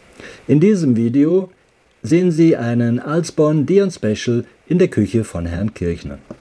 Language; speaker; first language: German; native; German